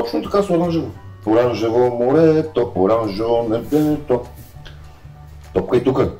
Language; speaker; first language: Bulgarian; native; Bulgarian